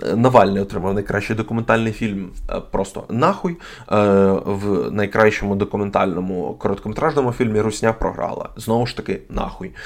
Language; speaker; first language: Ukrainian; non-native, local second language; Russian